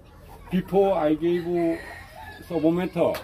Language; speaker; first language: English; non-native, learner; Korean